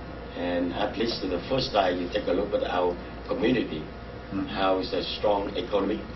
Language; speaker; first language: English; non-native, learner; Vietnamese